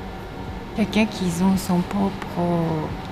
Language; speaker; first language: French; non-native, learner; Japanese